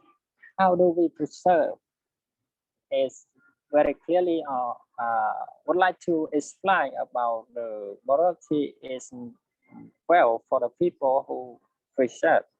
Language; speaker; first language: English; non-native, learner; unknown